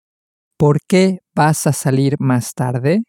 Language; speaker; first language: Spanish; non-native, learner; English